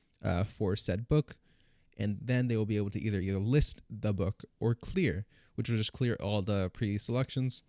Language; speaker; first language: English; native; English